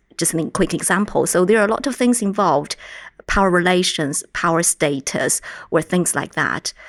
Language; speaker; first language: English; non-native, fluent; Chinese